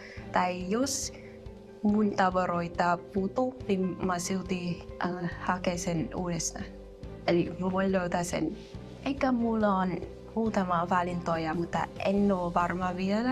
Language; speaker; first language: Finnish; non-native, learner; Vietnamese